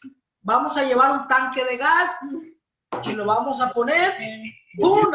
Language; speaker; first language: Spanish; native; Spanish